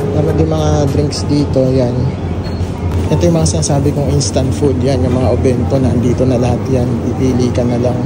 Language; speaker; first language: Filipino; native; Filipino